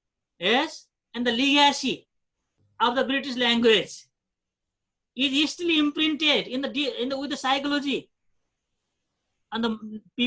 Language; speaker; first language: English; non-native, fluent; Nepali